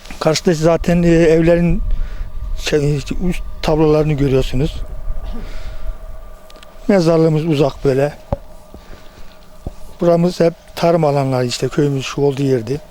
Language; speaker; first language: Turkish; native; Turkish